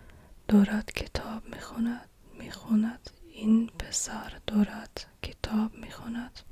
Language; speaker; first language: Persian; non-native, learner; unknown